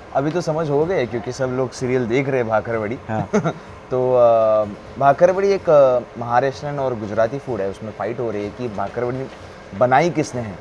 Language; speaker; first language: Hindi; non-native, local second language; Marathi